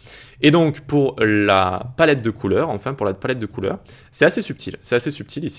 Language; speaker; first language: French; native; French